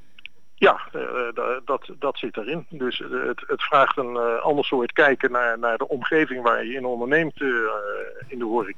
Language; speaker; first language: Dutch; native; Dutch